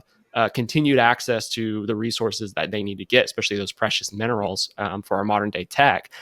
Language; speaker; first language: English; native; English